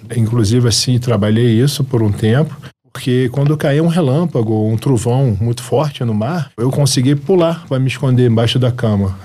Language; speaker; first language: Portuguese; early bilingual, other home language; Arabic